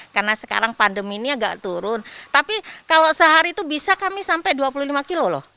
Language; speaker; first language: Indonesian; non-native, local second language; Sasak